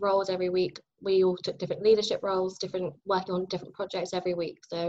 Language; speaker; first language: English; native; English